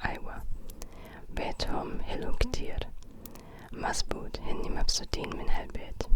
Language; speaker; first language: Arabic; non-native, learner; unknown